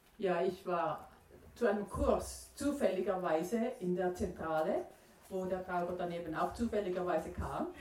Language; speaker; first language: German; native; German